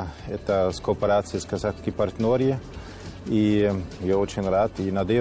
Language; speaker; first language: Russian; non-native, learner; German